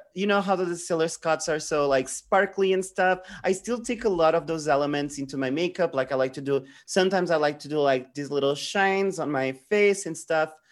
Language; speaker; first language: English; non-native, fluent; Portuguese